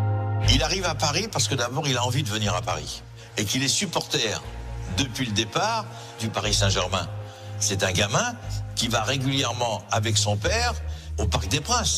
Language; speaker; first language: French; native; French